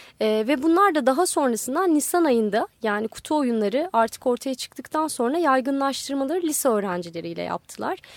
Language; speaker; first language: Turkish; native; Turkish